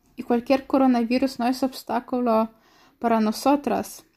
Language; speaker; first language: Spanish; non-native, fluent; Polish